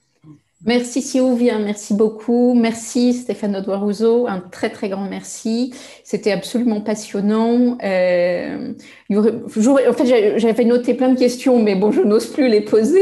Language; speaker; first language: French; native; French